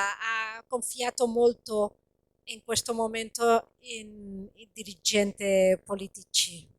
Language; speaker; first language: Italian; non-native, fluent; Catalan